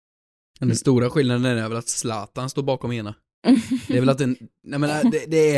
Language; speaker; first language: Swedish; native; Swedish